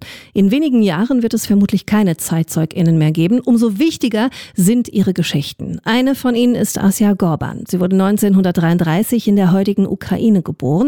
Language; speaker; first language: German; native; German